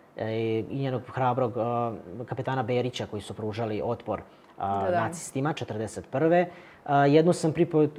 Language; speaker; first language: Serbian; native; Serbian